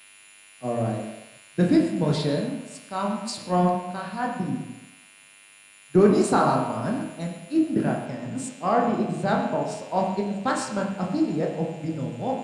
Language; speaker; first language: English; non-native, fluent; Indonesian